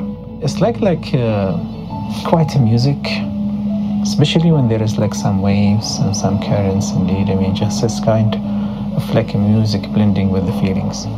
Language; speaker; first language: English; non-native, fluent; Arabic